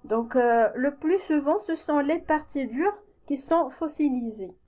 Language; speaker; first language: French; non-native, local second language; Arabic